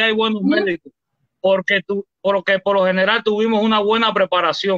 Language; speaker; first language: Spanish; native; Spanish